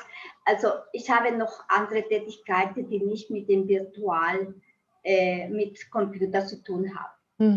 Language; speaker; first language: German; non-native, fluent; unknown